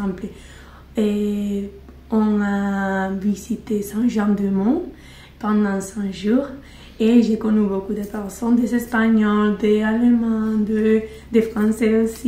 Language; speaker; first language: French; non-native, learner; Spanish